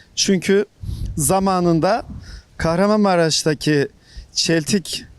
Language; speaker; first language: Turkish; native; Turkish